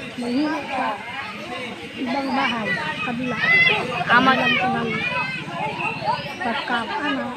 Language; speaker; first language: Filipino; non-native, local second language; Cebuano